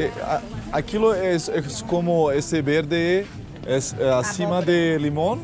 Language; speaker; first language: Portuguese; native; Portuguese